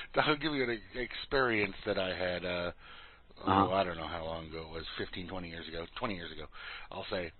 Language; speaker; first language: English; native; English